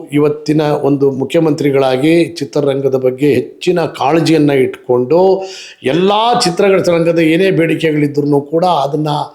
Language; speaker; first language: Kannada; native; Kannada